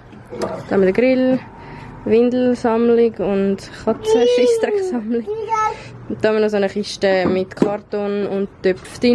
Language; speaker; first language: German; native; German